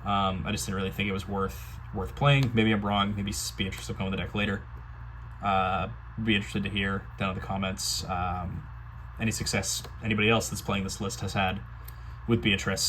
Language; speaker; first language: English; native; English